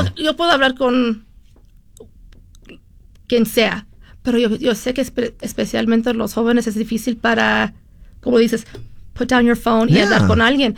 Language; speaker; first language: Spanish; early bilingual, heritage; Spanish